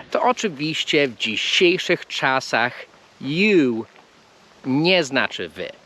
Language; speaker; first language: Polish; non-native, fluent; English